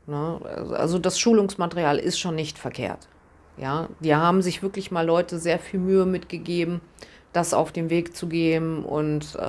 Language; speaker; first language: German; native; German